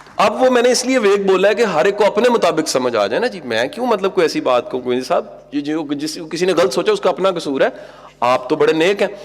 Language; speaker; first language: Urdu; non-native, local second language; Punjabi